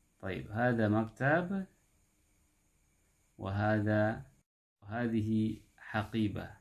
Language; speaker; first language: Arabic; non-native, fluent; Indonesian